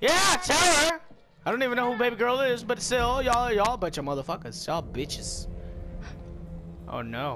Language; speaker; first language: English; native; English